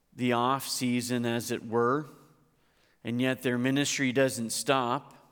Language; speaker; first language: English; native; English